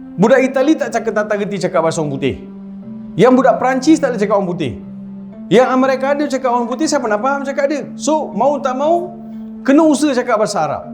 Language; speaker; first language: Malay; non-native, local second language; Tamil